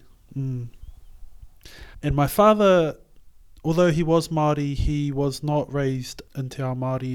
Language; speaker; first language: English; native; English